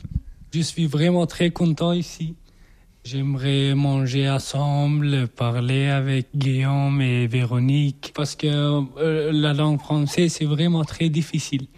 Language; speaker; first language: French; non-native, learner; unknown